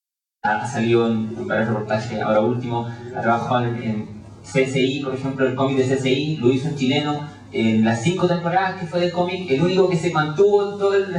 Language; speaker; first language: Spanish; native; Spanish